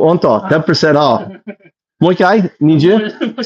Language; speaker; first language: Japanese; non-native, learner; English